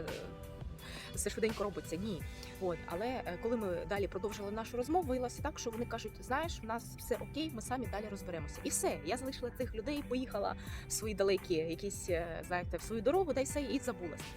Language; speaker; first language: Ukrainian; non-native, local second language; Russian